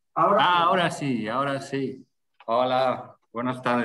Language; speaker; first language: Spanish; non-native, fluent; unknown